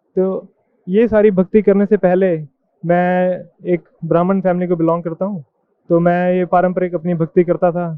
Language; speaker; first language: Hindi; native; Hindi